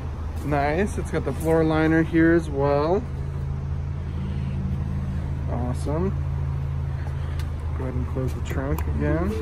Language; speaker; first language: English; native; English